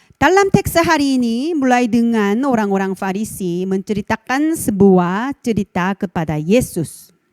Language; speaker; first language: Indonesian; non-native, fluent; Korean